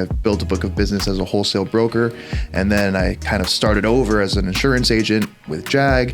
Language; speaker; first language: English; native; English